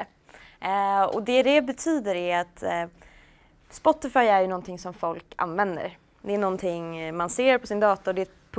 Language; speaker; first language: Swedish; native; Swedish